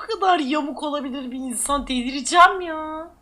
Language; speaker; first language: Turkish; native; Turkish